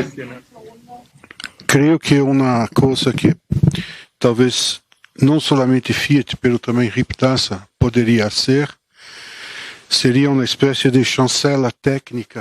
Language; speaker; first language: Spanish; non-native, fluent; Portuguese